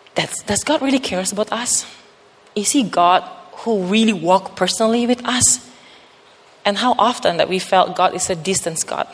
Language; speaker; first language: English; non-native, fluent; Indonesian